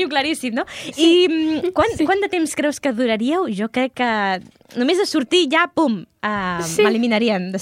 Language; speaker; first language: Catalan; native; Catalan